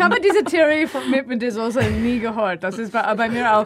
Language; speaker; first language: German; non-native, learner; English